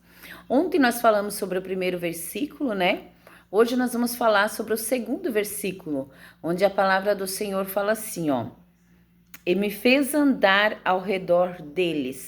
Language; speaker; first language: Portuguese; native; Portuguese